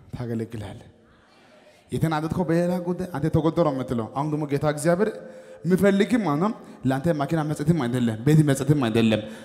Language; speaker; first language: Amharic; non-native, local second language; Wolaytta